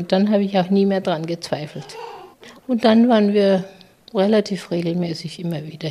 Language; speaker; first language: German; native; German